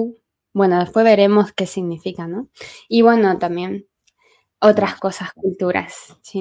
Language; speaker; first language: Spanish; non-native, fluent; Chinese